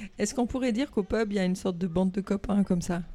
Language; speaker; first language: French; native; French